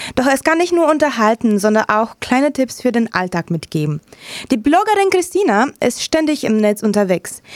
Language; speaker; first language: German; non-native, fluent; Romanian